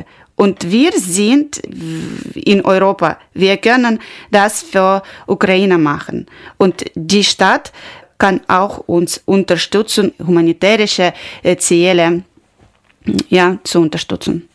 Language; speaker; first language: German; non-native, learner; Ukrainian